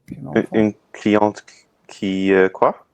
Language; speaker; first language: French; non-native, learner; English